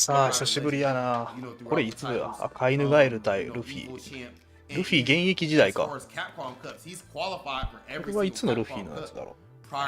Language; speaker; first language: Japanese; native; Japanese